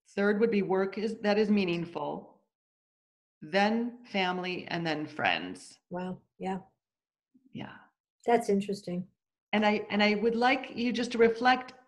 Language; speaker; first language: English; native; English